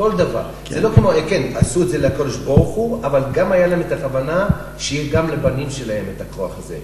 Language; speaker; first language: Hebrew; non-native, fluent; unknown